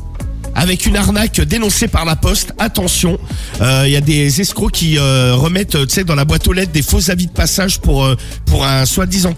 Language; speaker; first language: French; native; French